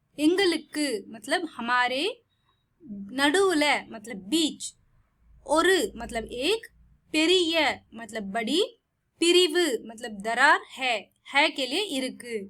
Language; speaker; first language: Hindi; non-native, local second language; Tamil